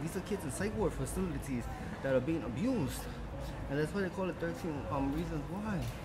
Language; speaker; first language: English; early bilingual, other home language; Spanish